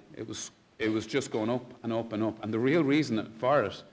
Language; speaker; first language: English; native; English